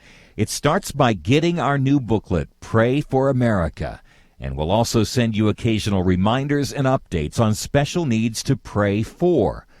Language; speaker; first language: English; native; English